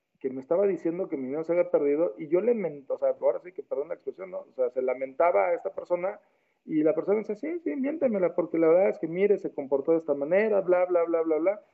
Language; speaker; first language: Spanish; native; Spanish